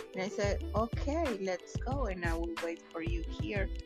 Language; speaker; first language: English; non-native, learner; Spanish